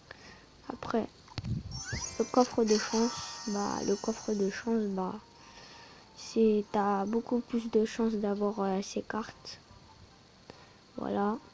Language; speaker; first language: French; native; French